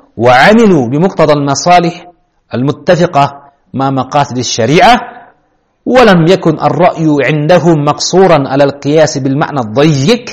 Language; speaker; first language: Arabic; non-native, fluent; Indonesian